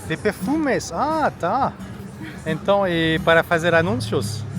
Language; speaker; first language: Portuguese; non-native, learner; French